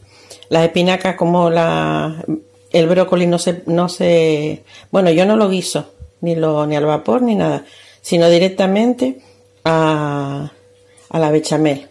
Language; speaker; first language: Spanish; native; Spanish